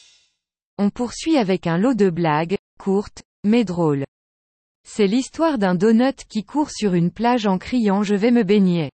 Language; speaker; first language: French; native; French